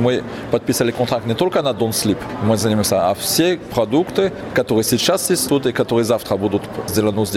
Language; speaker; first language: Russian; non-native, fluent; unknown